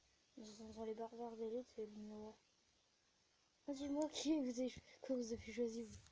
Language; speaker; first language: French; native; French